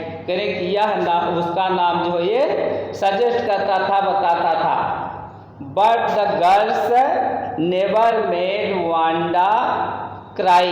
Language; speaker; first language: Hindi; native; Hindi